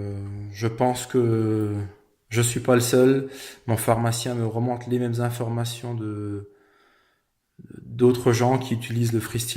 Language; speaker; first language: French; native; French